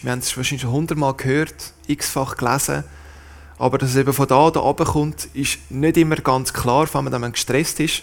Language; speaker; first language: German; native; German